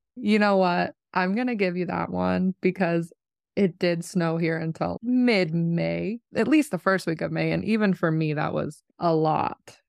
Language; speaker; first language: English; native; English